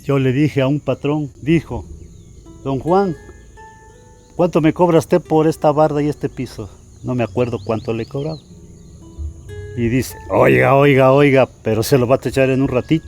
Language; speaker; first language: Spanish; native; Spanish